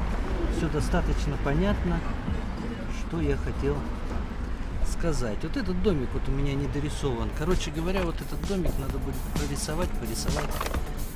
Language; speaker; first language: Russian; native; Russian